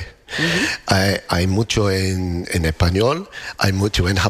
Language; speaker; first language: Spanish; non-native, learner; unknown